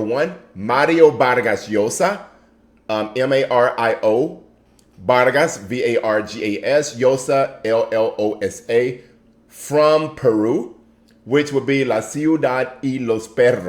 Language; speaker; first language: Spanish; non-native, fluent; English